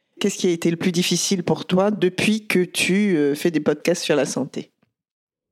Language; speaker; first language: French; native; French